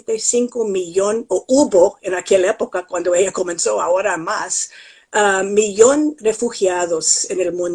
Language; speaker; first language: Spanish; non-native, fluent; English